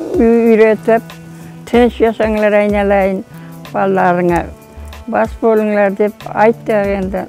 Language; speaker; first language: Uzbek; non-native, local second language; Kazakh